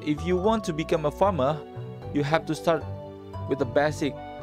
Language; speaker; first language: English; non-native, fluent; Indonesian